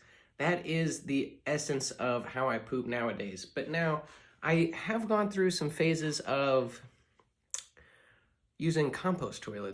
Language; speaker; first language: English; native; English